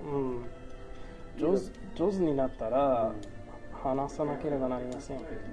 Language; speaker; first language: Japanese; non-native, learner; English